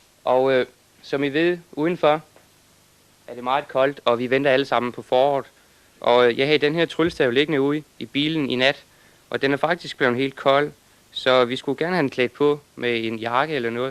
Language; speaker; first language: Danish; native; Danish